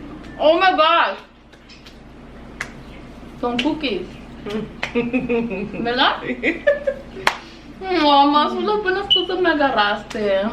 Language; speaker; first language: Spanish; early bilingual, heritage; Spanish